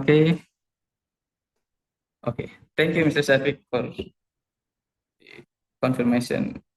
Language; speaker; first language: English; non-native, learner; Indonesian